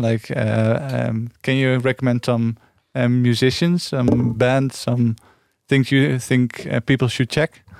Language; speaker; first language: English; non-native, fluent; Dutch